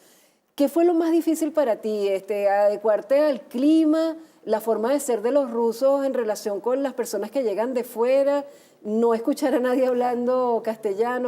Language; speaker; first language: Spanish; native; Spanish